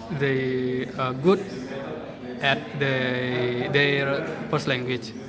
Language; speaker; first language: English; non-native, learner; Indonesian